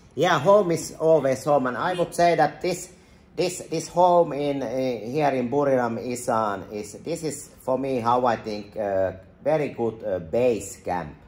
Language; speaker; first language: English; non-native, fluent; Finnish